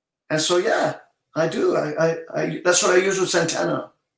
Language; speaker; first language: English; early bilingual, other home language; Spanish